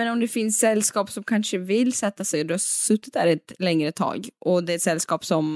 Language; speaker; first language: Swedish; native; Swedish